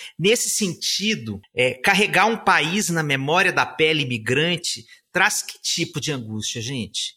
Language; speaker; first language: Portuguese; native; Portuguese